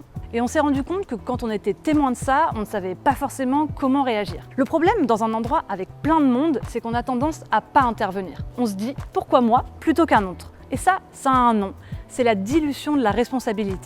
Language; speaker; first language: French; native; French